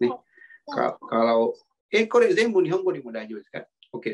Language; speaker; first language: Japanese; non-native, fluent; Indonesian